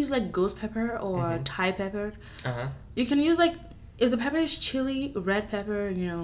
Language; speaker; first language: English; non-native, local second language; Yoruba